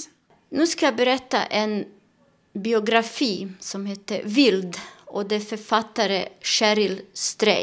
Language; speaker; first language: Swedish; non-native, learner; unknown